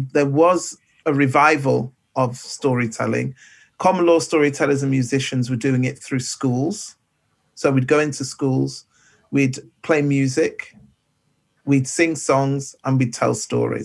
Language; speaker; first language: English; native; English